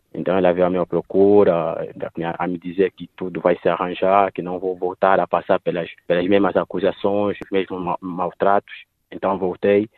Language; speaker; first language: Portuguese; early bilingual, other home language; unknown